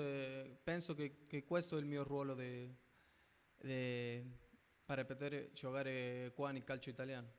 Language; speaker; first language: Italian; non-native, fluent; Spanish